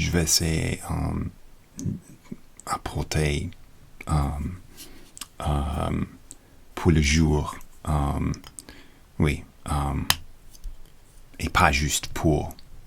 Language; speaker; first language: French; non-native, learner; English